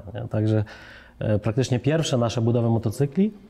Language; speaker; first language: Polish; native; Polish